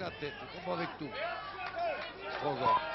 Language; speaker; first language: French; native; French